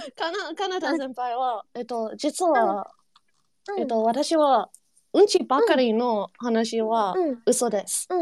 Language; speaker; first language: Japanese; non-native, learner; English